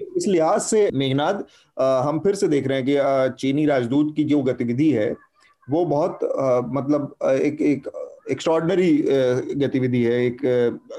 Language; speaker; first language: Hindi; native; Hindi